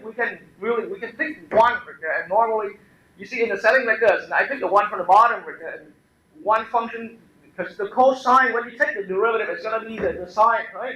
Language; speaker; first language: English; non-native, fluent; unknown